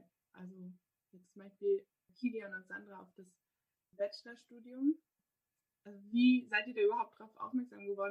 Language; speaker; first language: German; native; German